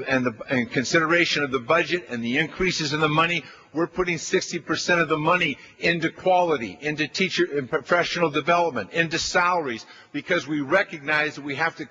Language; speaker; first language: English; native; English